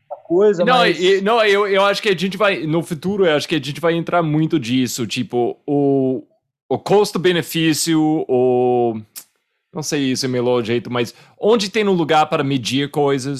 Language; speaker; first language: Portuguese; non-native, fluent; English